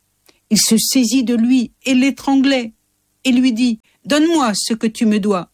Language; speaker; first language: French; native; French